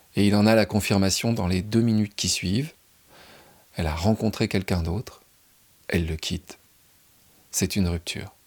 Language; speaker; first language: French; native; French